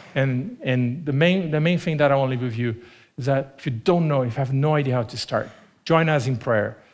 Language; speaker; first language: English; non-native, fluent; Portuguese